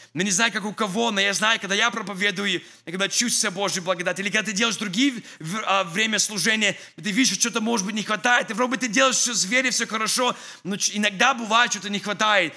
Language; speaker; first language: Russian; early bilingual, heritage; English